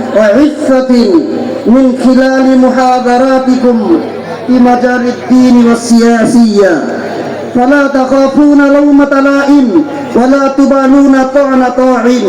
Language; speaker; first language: Arabic; non-native, fluent; Bangla